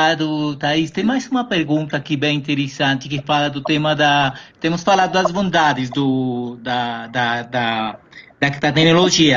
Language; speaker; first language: Portuguese; non-native, fluent; Spanish